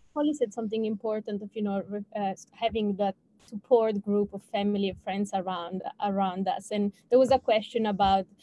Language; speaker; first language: English; non-native, fluent; Italian